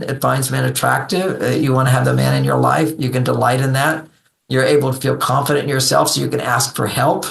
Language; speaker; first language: English; native; English